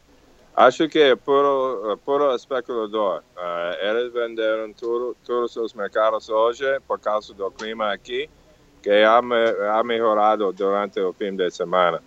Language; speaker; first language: Portuguese; non-native, learner; English